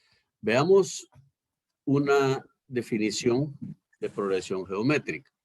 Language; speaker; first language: Spanish; native; Spanish